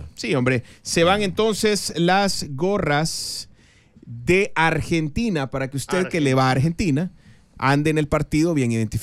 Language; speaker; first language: Spanish; native; Spanish